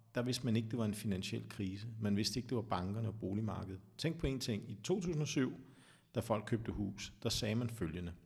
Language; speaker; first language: Danish; native; Danish